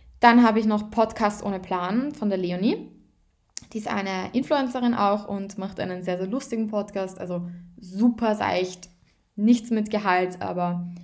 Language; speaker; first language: German; native; German